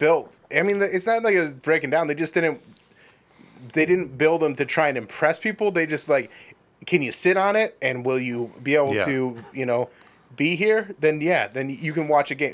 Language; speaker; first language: English; native; English